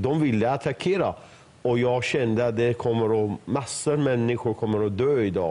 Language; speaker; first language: Swedish; non-native, fluent; Persian